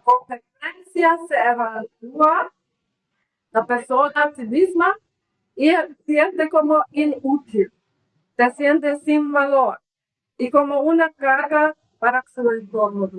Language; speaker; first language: Spanish; non-native, learner; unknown